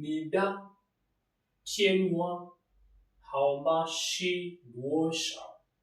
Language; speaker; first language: Chinese; non-native, fluent; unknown